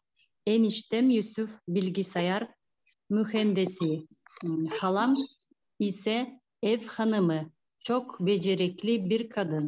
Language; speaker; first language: Turkish; non-native, learner; Kyrgyz